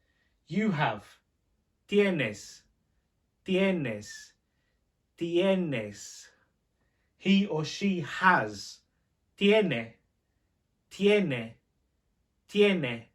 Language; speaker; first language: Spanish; non-native, fluent; English